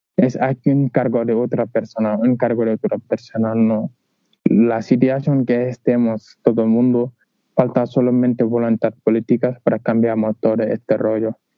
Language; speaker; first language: Spanish; non-native, learner; Wolof